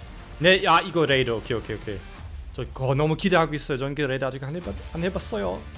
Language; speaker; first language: Korean; non-native, fluent; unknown